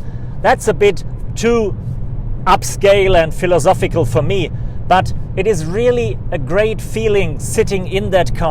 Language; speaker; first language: English; non-native, fluent; German